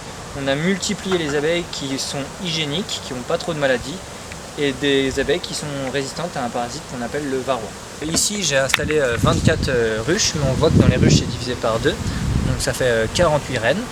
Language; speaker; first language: French; native; French